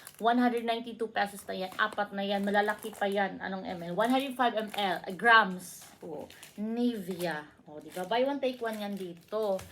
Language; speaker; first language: Filipino; non-native, local second language; Cebuano